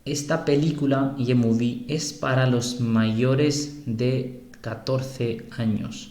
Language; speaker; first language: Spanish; non-native, fluent; Urdu